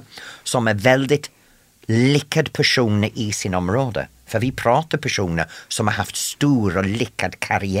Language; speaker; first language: Swedish; non-native, fluent; English